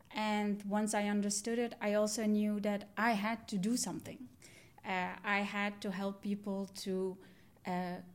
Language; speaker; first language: English; non-native, fluent; Dutch